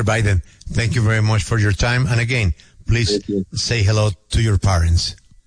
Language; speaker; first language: English; non-native, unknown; Spanish